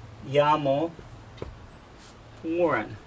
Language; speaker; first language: Spanish; non-native, fluent; English